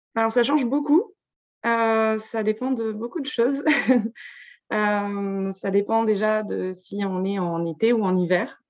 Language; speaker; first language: French; native; French